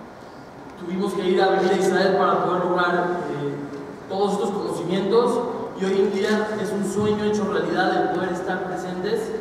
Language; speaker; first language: Spanish; native; Spanish